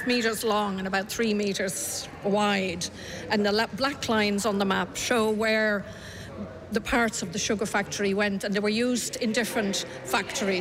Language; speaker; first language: English; native; English